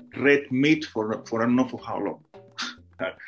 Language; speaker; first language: English; non-native, fluent; Spanish